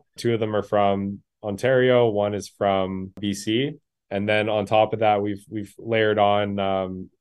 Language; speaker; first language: English; native; English